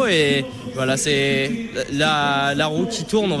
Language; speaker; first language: French; native; French